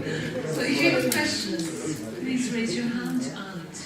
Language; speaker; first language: English; non-native, fluent; Japanese